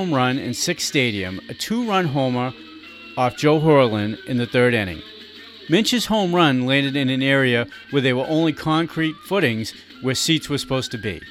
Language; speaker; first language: English; native; English